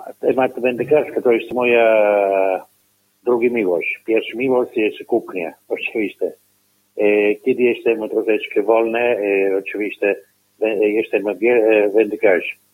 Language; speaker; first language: Polish; non-native, learner; Italian